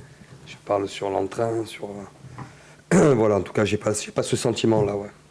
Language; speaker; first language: French; native; French